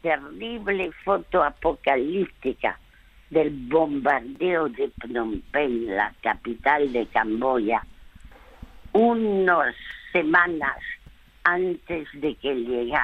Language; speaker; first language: Spanish; early bilingual, other home language; French